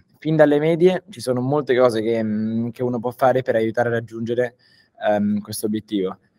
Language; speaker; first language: Italian; early bilingual, heritage; Italian